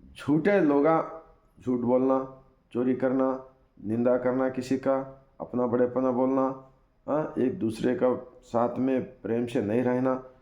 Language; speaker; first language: Hindi; non-native, local second language; Kannada